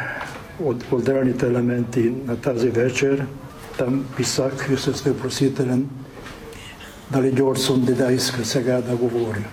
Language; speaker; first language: Bulgarian; non-native, fluent; Hungarian